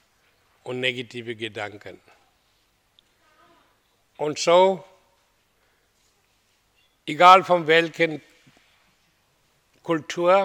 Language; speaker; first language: German; non-native, learner; Hindi